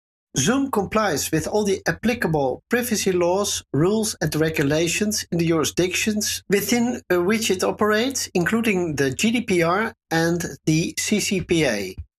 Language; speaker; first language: English; non-native, fluent; Dutch